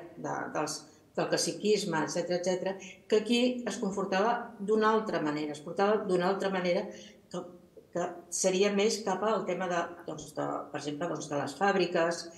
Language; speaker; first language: Catalan; native; Catalan